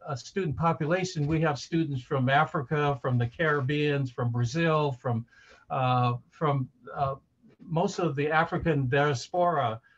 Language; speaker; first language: English; native; English